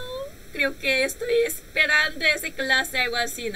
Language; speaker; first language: Spanish; non-native, learner; Korean